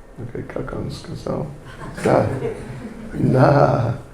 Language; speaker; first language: Russian; non-native, learner; English